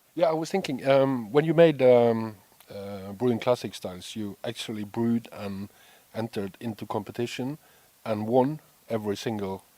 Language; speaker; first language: English; non-native, fluent; Norwegian